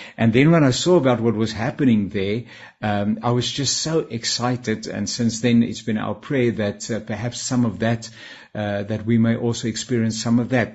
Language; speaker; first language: English; non-native, local second language; Afrikaans